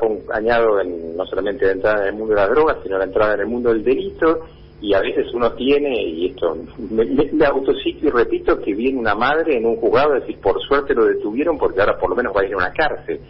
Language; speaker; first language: Spanish; native; Spanish